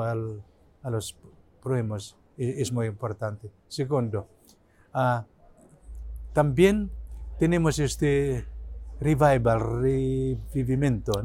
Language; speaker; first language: Spanish; non-native, learner; Cebuano